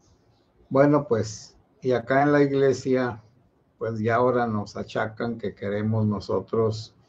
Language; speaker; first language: Spanish; native; Spanish